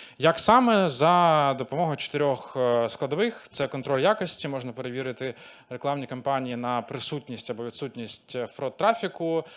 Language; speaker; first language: Ukrainian; non-native, local second language; Russian